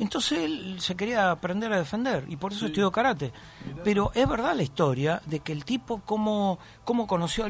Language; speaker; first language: Spanish; native; Spanish